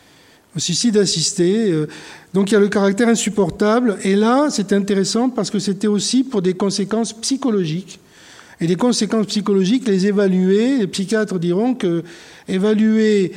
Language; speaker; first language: French; native; French